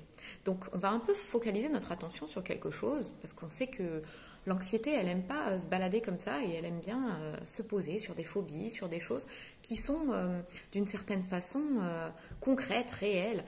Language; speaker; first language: French; native; French